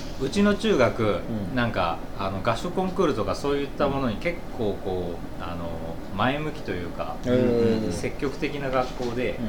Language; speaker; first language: Japanese; native; Japanese